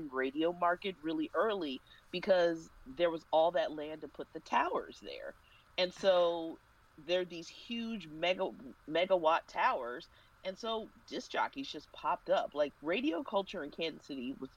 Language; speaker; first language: English; native; English